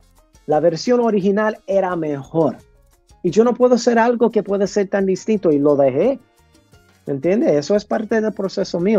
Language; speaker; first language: Spanish; early bilingual, heritage; English